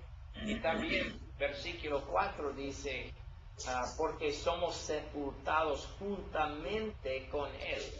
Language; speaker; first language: Spanish; non-native, learner; English